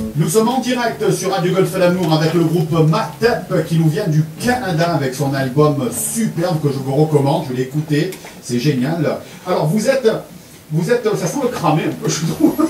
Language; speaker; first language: French; native; French